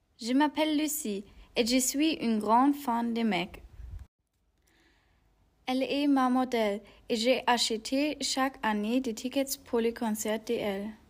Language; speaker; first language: French; non-native, learner; German